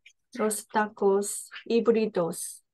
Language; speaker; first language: Spanish; non-native, learner; Korean